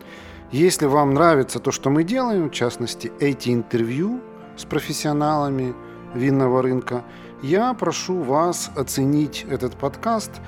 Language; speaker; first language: Russian; native; Russian